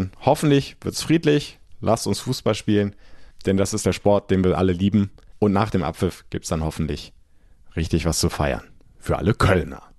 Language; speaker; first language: German; native; German